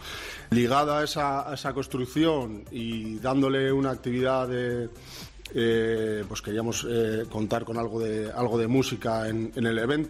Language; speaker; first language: Spanish; native; Spanish